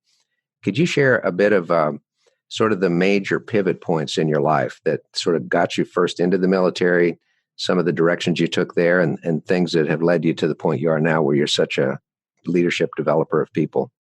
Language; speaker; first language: English; native; English